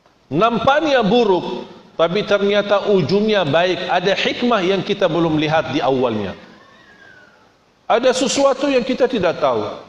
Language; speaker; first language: Indonesian; non-native, fluent; Arabic